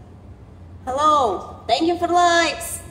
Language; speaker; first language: English; non-native, learner; Romanian